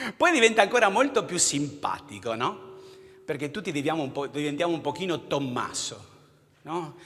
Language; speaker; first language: Italian; non-native, fluent; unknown